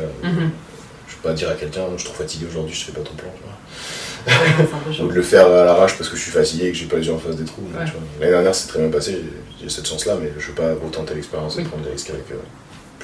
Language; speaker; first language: French; native; French